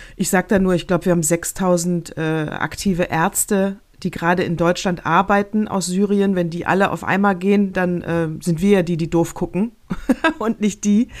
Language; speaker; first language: German; native; German